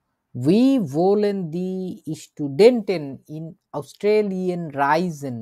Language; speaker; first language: German; non-native, learner; Bangla